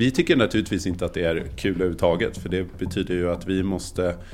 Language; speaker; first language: Swedish; native; Swedish